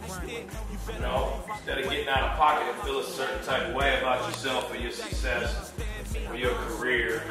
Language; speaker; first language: English; native; English